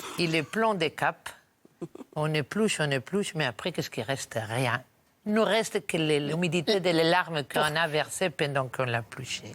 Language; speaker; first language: French; non-native, fluent; Spanish